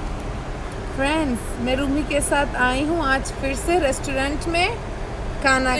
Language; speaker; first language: Hindi; non-native, local second language; Pashto